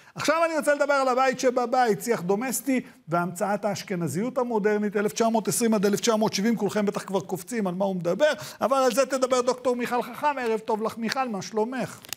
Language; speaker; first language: Hebrew; native; Hebrew